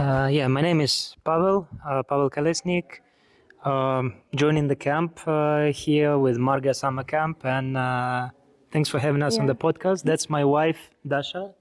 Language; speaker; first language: English; non-native, fluent; Russian